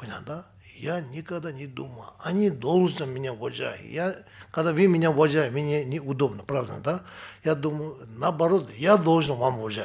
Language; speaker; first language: Russian; non-native, learner; Tibetan